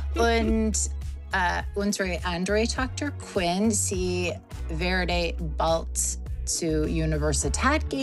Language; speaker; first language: German; non-native, learner; English